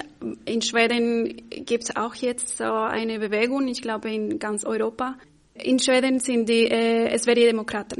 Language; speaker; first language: German; non-native, fluent; Spanish